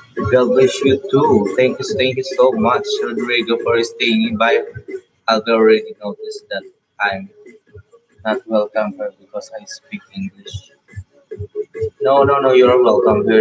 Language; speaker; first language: English; non-native, local second language; Filipino